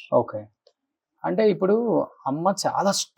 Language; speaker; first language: Telugu; native; Telugu